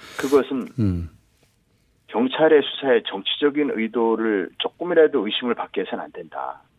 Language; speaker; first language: Korean; native; Korean